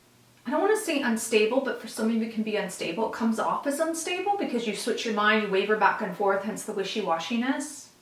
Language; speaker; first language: English; native; English